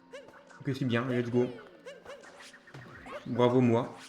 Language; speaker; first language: French; native; French